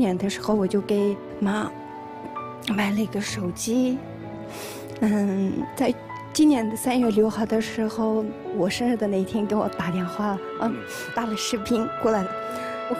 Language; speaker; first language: Chinese; non-native, local second language; Mongolian